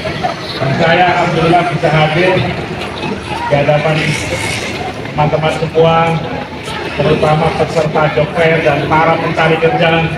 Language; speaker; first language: Indonesian; native; Indonesian